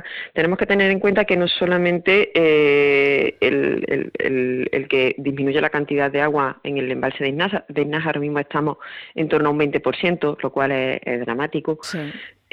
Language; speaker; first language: Spanish; native; Spanish